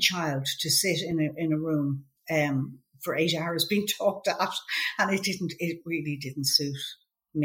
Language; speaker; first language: English; native; English